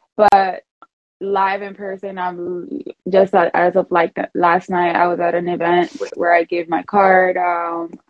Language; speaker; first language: English; early bilingual, other home language; Spanish